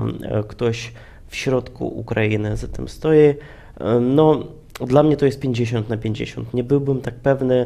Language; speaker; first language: Polish; non-native, fluent; Ukrainian